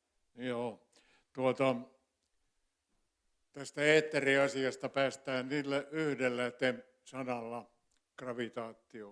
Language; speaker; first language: Finnish; native; Finnish